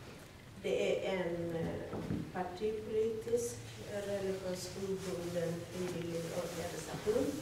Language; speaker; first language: Swedish; non-native, fluent; Persian